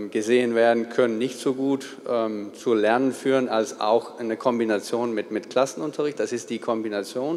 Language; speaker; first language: German; non-native, fluent; Danish